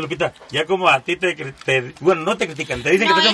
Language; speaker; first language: Spanish; native; Spanish